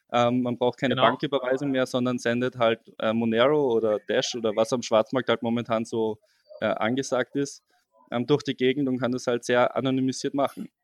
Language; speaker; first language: German; native; German